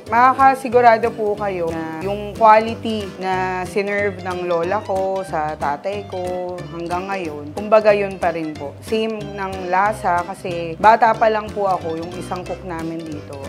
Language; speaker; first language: Filipino; native; Filipino